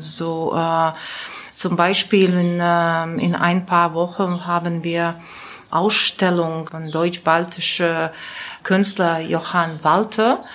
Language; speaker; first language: German; non-native, learner; Latvian